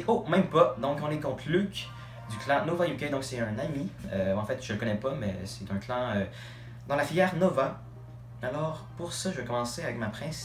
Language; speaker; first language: French; native; French